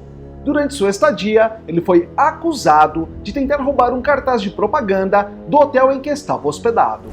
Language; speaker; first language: Portuguese; native; Portuguese